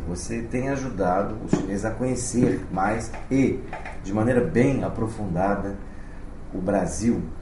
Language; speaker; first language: Portuguese; native; Portuguese